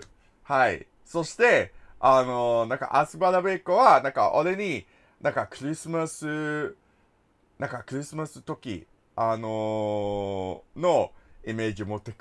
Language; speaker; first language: Japanese; non-native, learner; English